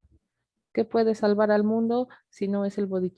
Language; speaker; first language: Spanish; native; Spanish